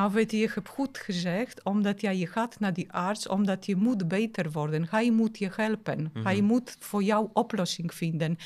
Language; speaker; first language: Dutch; non-native, fluent; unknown